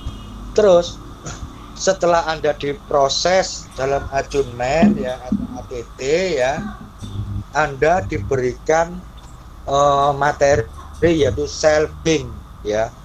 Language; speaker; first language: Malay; non-native, local second language; Javanese